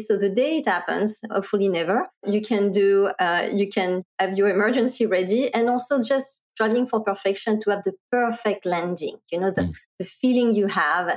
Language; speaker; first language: English; non-native, fluent; French